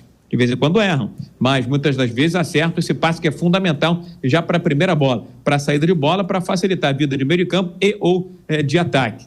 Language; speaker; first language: Portuguese; native; Portuguese